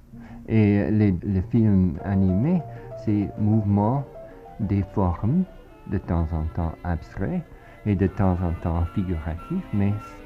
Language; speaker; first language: French; non-native, fluent; English